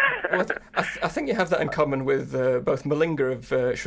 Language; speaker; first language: English; native; English